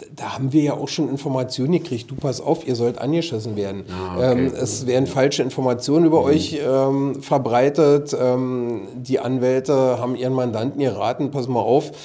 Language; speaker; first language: German; native; German